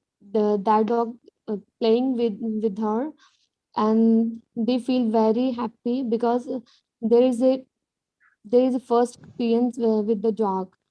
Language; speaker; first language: English; non-native, learner; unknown